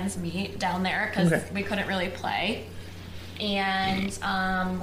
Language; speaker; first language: English; native; English